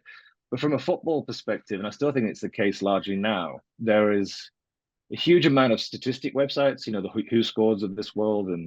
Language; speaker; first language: English; native; English